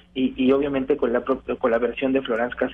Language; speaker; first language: Spanish; native; Spanish